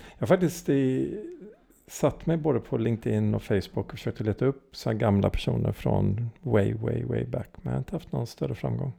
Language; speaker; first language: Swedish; early bilingual, heritage; Swedish